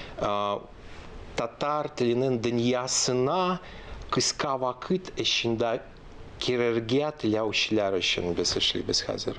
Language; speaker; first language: Tatar; non-native, local second language; Russian